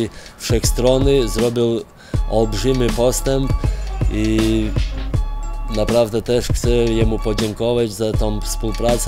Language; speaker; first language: Polish; non-native, fluent; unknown